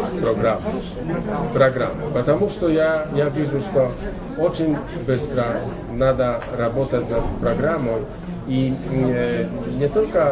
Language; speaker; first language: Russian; non-native, learner; Polish